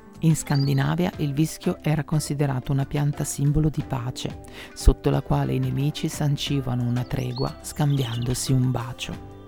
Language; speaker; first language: Italian; native; Italian